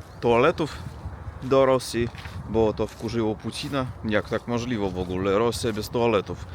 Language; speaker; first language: Polish; non-native, learner; Russian